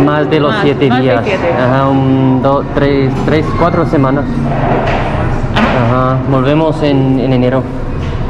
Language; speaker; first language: Spanish; non-native, learner; English